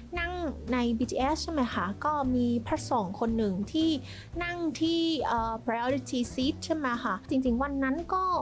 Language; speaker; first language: Thai; non-native, fluent; Vietnamese